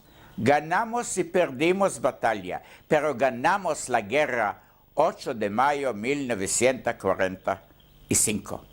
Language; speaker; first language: Spanish; non-native, learner; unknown